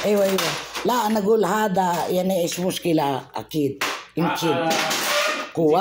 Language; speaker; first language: Arabic; non-native, learner; Filipino